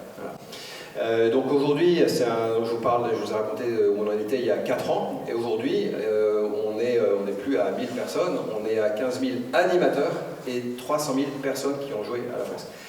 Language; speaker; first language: French; native; French